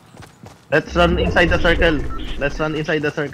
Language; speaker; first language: English; non-native, local second language; Filipino